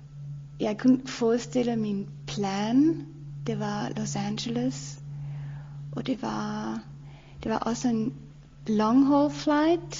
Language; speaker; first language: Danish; non-native, learner; German